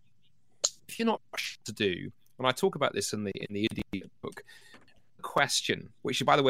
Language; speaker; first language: English; native; English